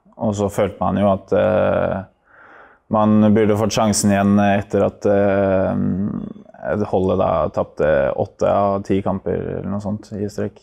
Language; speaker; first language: Norwegian; native; Norwegian